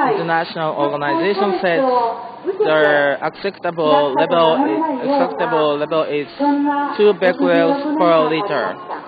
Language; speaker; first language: English; non-native, learner; Japanese